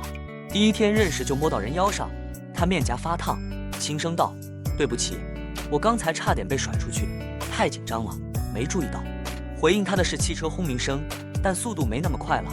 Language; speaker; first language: Chinese; native; Chinese